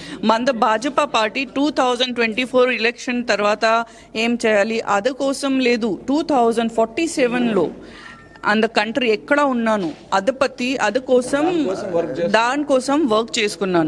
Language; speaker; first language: Telugu; non-native, learner; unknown